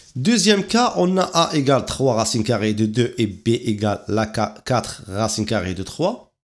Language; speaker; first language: French; non-native, local second language; Arabic